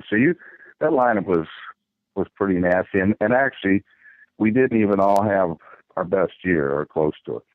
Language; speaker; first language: English; native; English